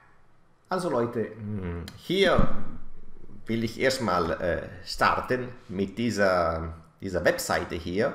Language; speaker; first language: German; non-native, fluent; Italian